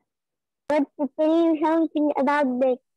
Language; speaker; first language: English; non-native, learner; Arabic